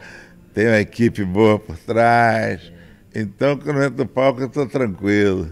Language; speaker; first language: Portuguese; native; Portuguese